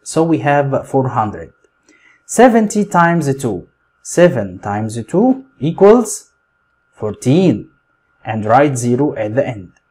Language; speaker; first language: English; non-native, fluent; Arabic